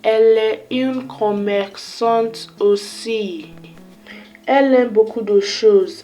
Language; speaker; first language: French; non-native, learner; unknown